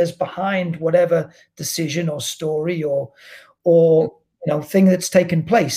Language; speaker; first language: English; native; English